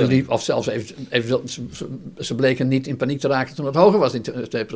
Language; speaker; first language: Dutch; native; Dutch